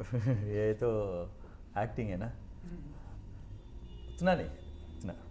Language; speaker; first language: Hindi; non-native, local second language; Tamil